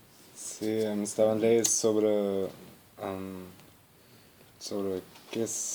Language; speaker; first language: Spanish; non-native, learner; German